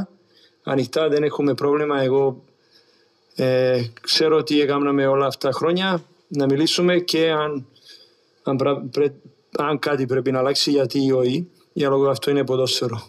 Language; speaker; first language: Greek; non-native, learner; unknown